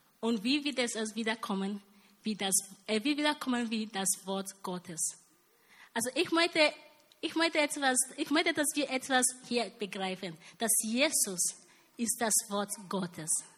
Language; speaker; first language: German; non-native, learner; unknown